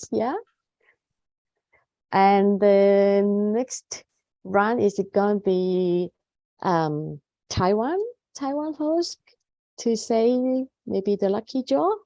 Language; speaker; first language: English; non-native, fluent; Cantonese